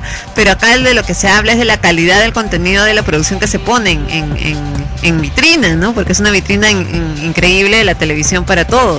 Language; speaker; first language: Spanish; native; Spanish